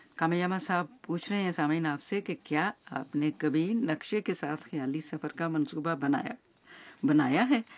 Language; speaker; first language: Urdu; native; Urdu